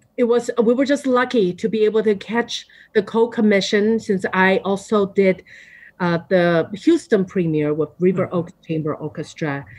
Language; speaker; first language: English; non-native, fluent; Chinese